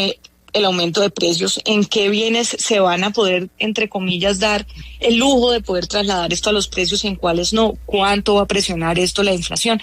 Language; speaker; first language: Spanish; native; Spanish